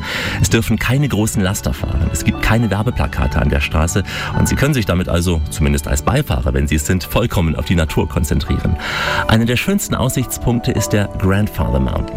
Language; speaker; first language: German; native; German